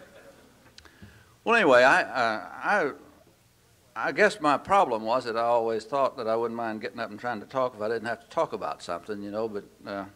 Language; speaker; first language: English; native; English